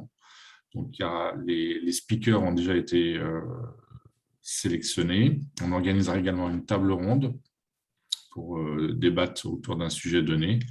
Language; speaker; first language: French; native; French